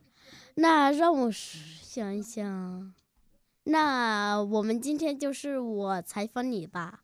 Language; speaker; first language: Chinese; early bilingual, heritage; Chinese